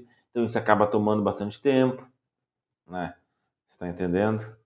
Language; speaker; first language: Portuguese; native; Portuguese